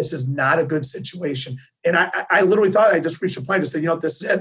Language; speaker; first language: English; native; English